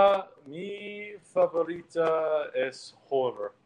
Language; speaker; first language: Spanish; non-native, learner; English